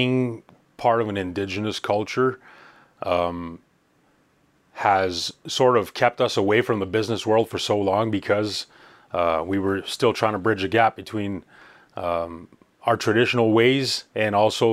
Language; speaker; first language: English; native; English